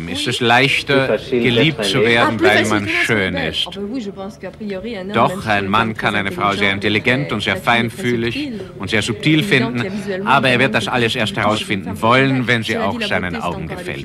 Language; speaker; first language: German; native; German